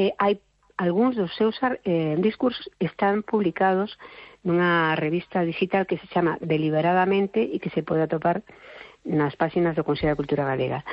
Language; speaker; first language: Galician; non-native, local second language; Spanish